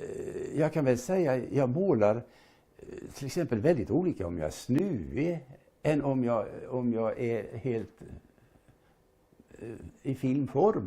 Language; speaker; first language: Swedish; native; Swedish